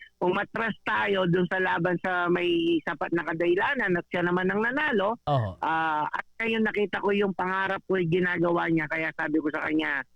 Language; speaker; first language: Filipino; non-native, local second language; Pampanga